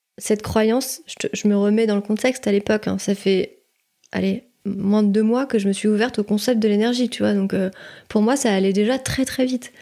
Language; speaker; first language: French; native; French